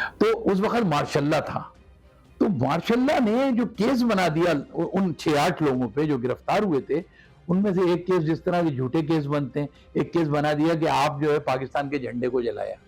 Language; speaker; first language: Urdu; native; Urdu